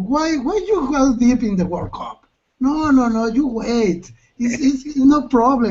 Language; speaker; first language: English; non-native, learner; Spanish